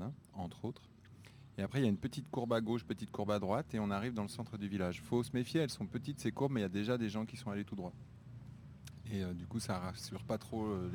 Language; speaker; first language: French; native; French